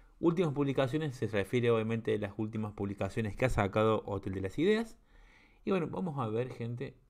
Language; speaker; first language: Spanish; native; Spanish